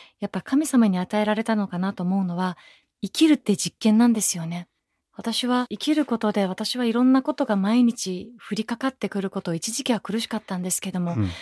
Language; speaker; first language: Japanese; early bilingual, other home language; Persian